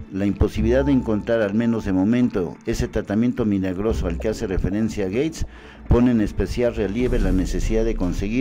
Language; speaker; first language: Spanish; native; Spanish